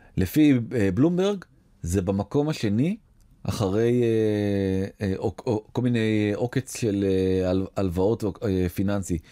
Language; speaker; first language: Hebrew; native; Hebrew